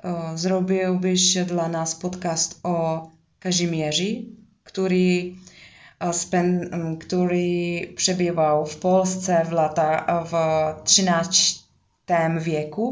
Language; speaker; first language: Polish; non-native, learner; Czech